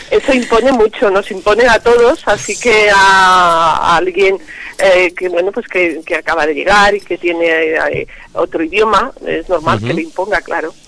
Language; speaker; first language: Spanish; native; Spanish